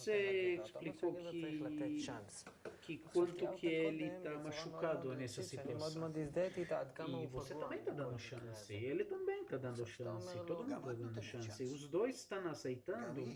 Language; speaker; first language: Portuguese; non-native, fluent; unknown